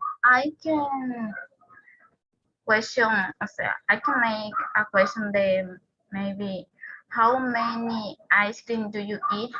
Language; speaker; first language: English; non-native, learner; Spanish